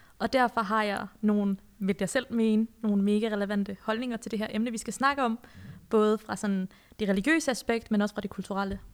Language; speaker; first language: Danish; early bilingual, other home language; Persian